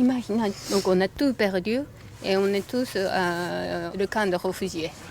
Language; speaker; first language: French; non-native, fluent; Japanese